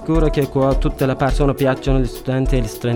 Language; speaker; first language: Italian; non-native, learner; Turkish